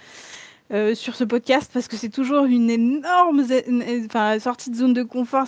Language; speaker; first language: French; native; French